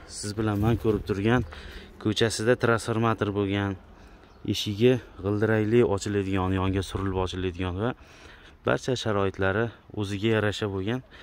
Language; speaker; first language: Uzbek; native; Uzbek